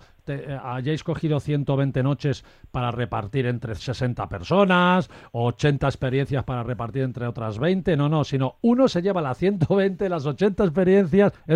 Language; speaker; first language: Spanish; native; Spanish